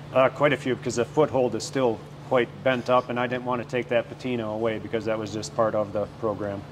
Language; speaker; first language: English; native; English